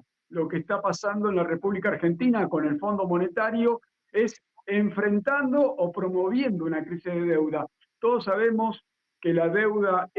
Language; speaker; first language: Spanish; native; Spanish